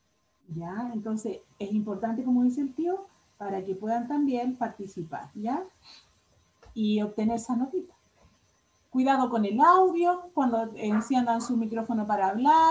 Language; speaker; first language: Spanish; native; Spanish